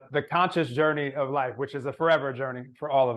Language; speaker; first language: English; native; English